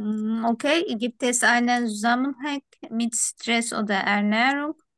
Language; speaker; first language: German; non-native, learner; Turkish